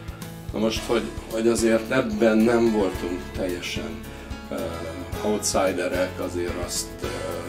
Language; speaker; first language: Hungarian; native; Hungarian